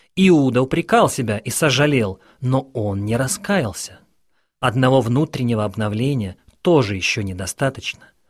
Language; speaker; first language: Russian; non-native, local second language; Ukrainian